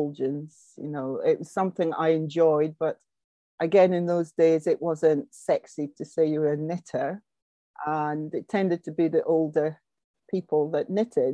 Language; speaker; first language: English; native; English